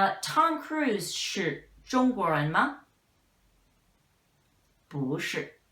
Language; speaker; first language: Chinese; non-native, fluent; English